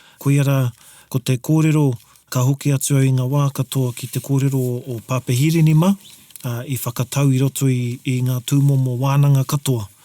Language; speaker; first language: Māori; non-native, local second language; English